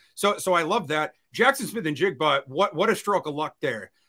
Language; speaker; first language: English; native; English